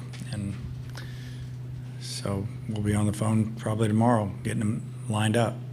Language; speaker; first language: English; native; English